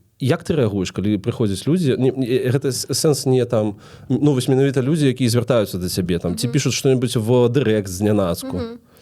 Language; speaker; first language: Belarusian; non-native, local second language; Russian